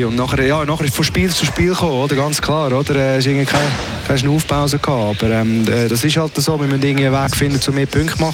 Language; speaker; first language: German; native; German